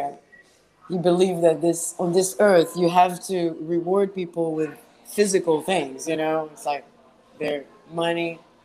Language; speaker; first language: English; non-native, fluent; Hebrew